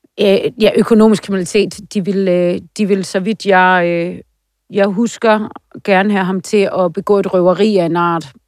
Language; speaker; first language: Danish; native; Danish